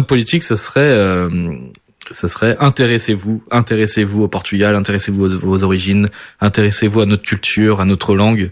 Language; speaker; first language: French; early bilingual, other home language; Portuguese